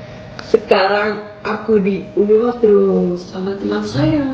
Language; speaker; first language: Indonesian; non-native, learner; Dutch